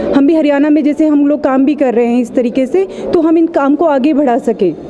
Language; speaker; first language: Hindi; native; Hindi